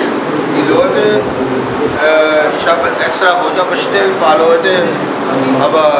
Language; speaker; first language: German; non-native, learner; Urdu